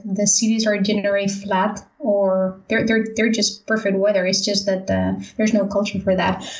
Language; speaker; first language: English; non-native, fluent; Spanish